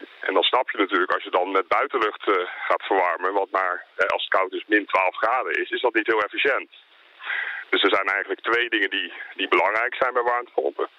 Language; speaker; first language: Dutch; native; Dutch